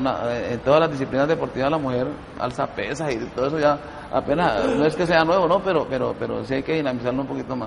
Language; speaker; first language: Spanish; native; Spanish